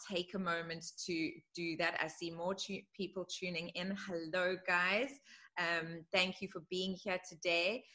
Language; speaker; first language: English; native; English